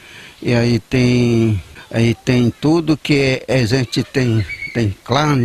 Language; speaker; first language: Portuguese; non-native, local second language; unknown